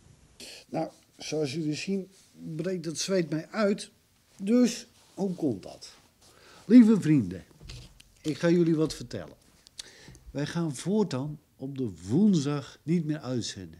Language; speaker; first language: Dutch; native; Dutch